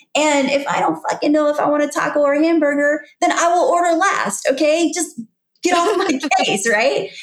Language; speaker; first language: English; native; English